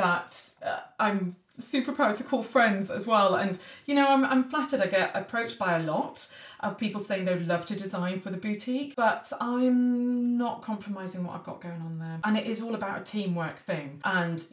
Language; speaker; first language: English; native; English